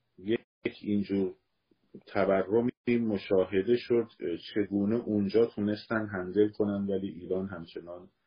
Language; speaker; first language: Persian; native; Persian